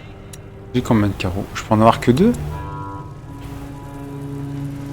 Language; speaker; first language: French; native; French